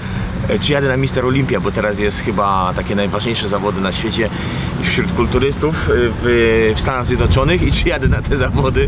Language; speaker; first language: Polish; native; Polish